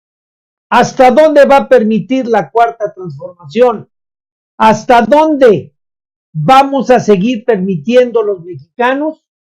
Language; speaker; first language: Spanish; native; Spanish